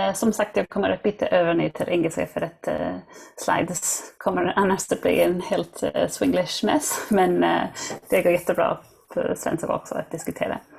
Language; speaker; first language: Swedish; non-native, fluent; English